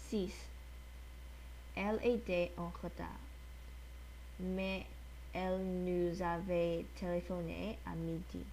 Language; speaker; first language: French; non-native, learner; English